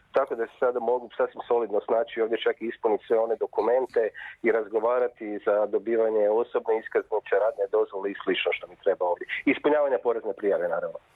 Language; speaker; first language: Croatian; native; Croatian